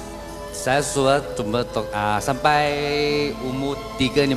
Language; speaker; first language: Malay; non-native, local second language; Chinese